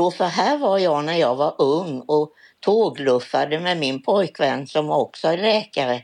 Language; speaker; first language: Swedish; native; Swedish